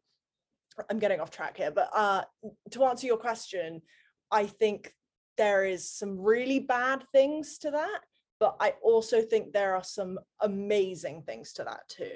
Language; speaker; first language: English; native; English